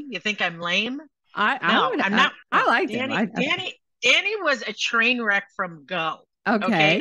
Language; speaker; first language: English; native; English